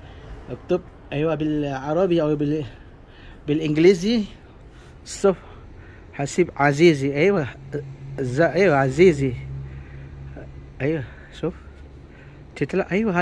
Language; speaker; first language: Arabic; non-native, learner; Indonesian